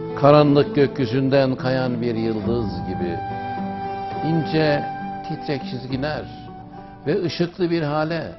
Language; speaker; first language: Turkish; native; Turkish